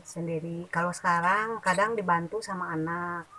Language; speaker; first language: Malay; non-native, local second language; Sundanese